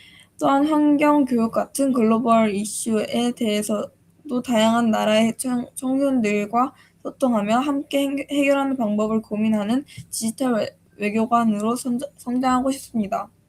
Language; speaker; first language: Korean; early bilingual, heritage; Korean